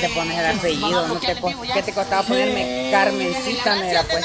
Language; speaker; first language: Spanish; native; Spanish